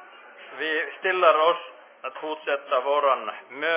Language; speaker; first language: Swedish; non-native, fluent; Finnish